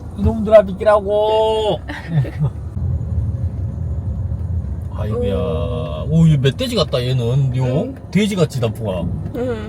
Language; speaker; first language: Korean; native; Korean